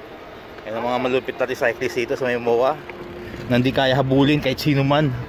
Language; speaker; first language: Filipino; native; Filipino